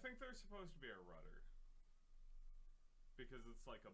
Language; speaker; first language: English; native; English